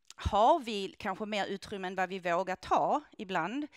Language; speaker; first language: Swedish; non-native, fluent; German